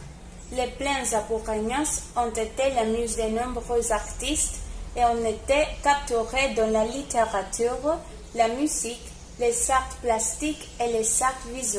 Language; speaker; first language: French; non-native, learner; Spanish